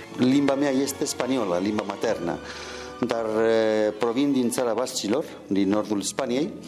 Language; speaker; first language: Romanian; non-native, fluent; Spanish